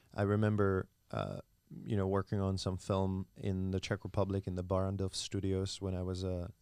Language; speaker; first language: English; non-native, fluent; Czech